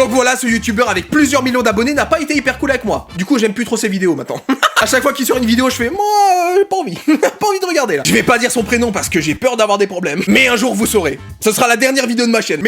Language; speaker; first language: French; native; French